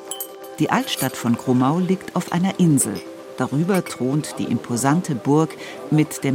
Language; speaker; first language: German; native; German